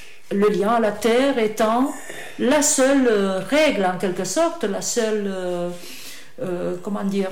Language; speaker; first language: French; non-native, fluent; Romanian